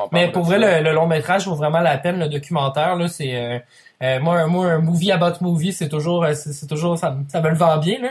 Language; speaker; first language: French; native; French